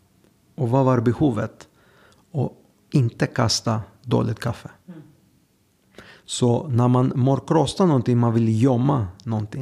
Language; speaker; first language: Swedish; non-native, fluent; Greek